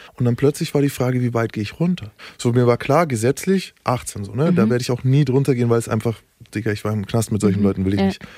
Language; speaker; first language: German; native; German